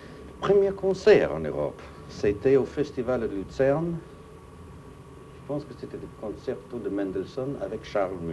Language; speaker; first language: French; non-native, fluent; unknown